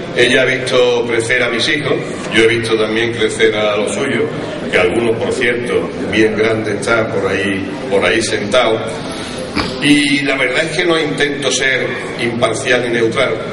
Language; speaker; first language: Spanish; native; Spanish